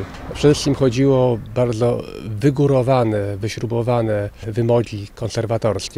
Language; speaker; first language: Polish; native; Polish